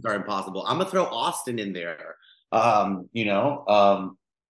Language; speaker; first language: English; non-native, fluent; Spanish